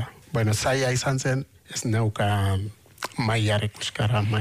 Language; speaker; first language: Basque; non-native, fluent; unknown